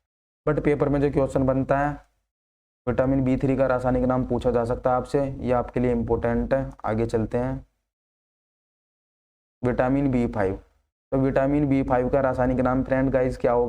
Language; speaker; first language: Hindi; native; Hindi